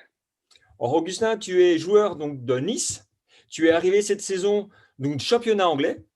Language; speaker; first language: French; native; French